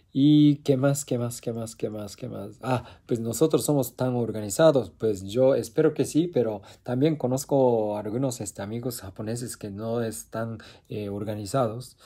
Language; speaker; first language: Spanish; non-native, fluent; Japanese